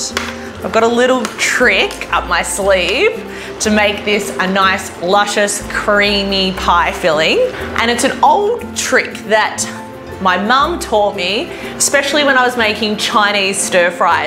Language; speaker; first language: English; native; English